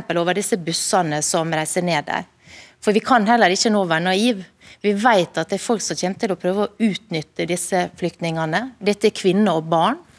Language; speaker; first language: Norwegian; native; Norwegian